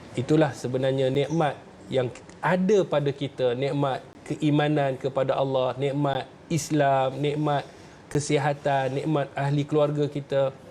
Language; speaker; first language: Malay; native; Malay